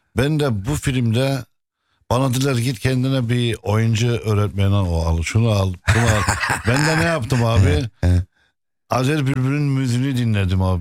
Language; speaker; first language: Turkish; early bilingual, heritage; Turkish